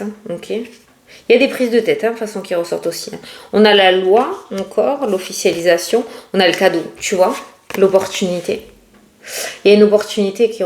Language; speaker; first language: French; native; French